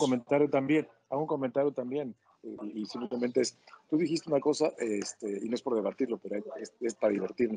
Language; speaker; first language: Spanish; native; Spanish